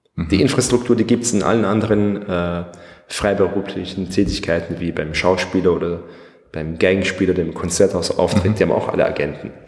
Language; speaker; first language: German; early bilingual, other home language; Persian